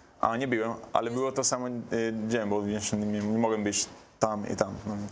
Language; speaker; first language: Polish; non-native, learner; Italian